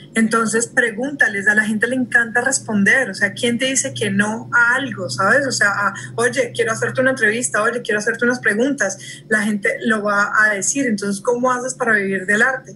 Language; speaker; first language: Spanish; early bilingual, heritage; Spanish